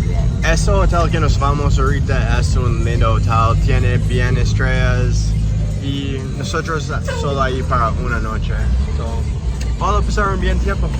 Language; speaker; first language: Spanish; non-native, learner; English